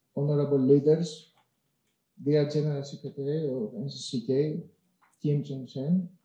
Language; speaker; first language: English; non-native, fluent; Greek